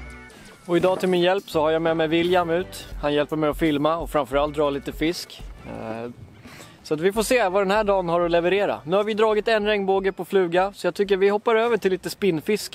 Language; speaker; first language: Swedish; native; Swedish